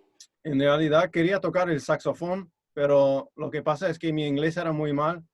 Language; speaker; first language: Spanish; non-native, fluent; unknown